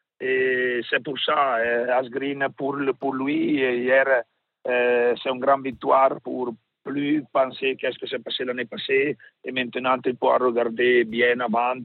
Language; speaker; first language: French; non-native, learner; Italian